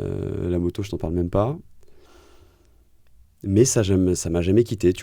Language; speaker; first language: French; native; French